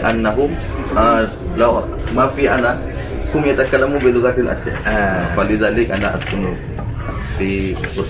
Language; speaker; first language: Arabic; non-native, learner; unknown